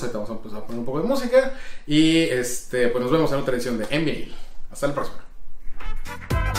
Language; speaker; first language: Spanish; native; Spanish